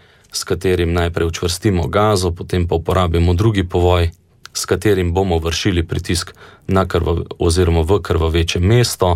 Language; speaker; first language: Slovenian; native; Slovenian